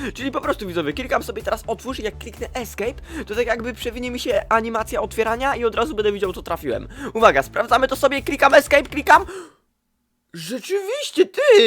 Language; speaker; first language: Polish; native; Polish